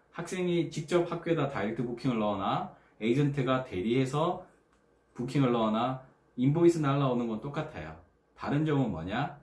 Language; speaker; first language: Korean; native; Korean